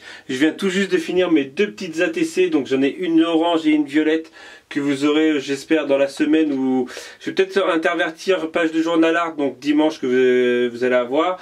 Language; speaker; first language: French; native; French